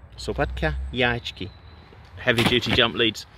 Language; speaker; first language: English; native; English